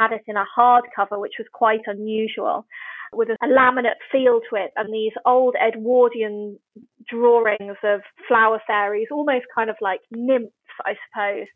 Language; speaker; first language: English; native; English